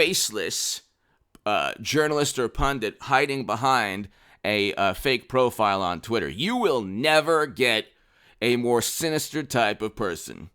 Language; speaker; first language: English; native; English